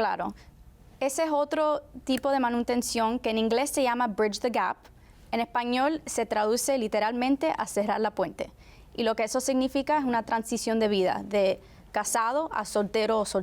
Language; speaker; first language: Spanish; early bilingual, heritage; Spanish